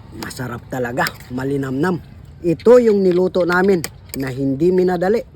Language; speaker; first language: Filipino; non-native, local second language; Masbatenyo